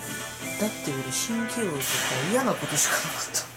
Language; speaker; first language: Japanese; native; Japanese